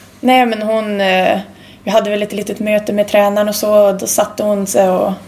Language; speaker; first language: Swedish; native; Swedish